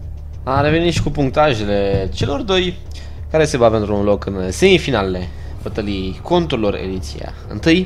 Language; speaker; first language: Romanian; native; Romanian